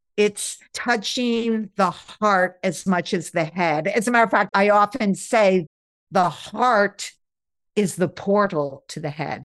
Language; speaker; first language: English; native; English